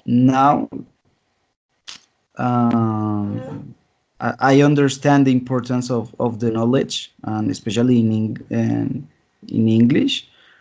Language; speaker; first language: English; non-native, learner; Spanish